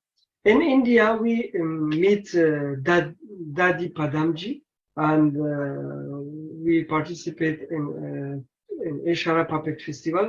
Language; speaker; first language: English; non-native, learner; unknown